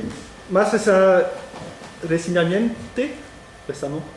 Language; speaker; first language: Spanish; non-native, fluent; French